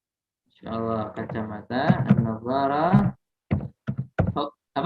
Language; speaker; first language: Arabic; non-native, fluent; Indonesian